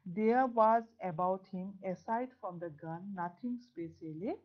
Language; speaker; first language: English; non-native, local second language; Assamese